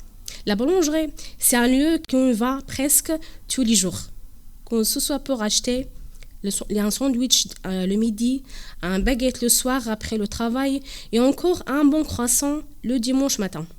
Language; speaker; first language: French; non-native, learner; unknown